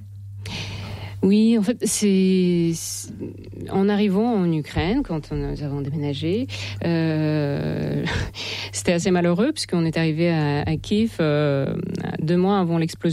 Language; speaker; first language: French; non-native, fluent; Russian